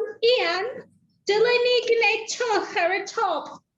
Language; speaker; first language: Welsh; non-native, learner; English